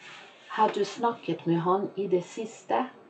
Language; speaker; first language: Norwegian; non-native, fluent; Portuguese